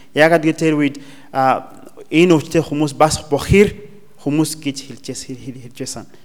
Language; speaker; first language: Mongolian; non-native, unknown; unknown